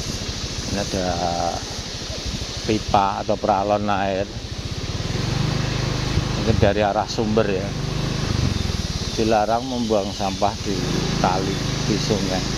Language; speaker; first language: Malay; non-native, local second language; Javanese